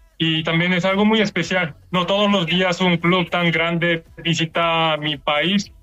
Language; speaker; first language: Spanish; non-native, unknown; Korean